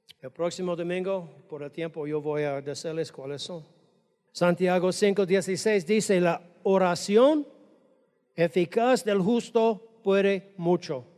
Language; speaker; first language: Spanish; non-native, fluent; English